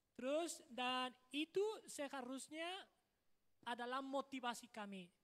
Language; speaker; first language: Indonesian; non-native, fluent; Spanish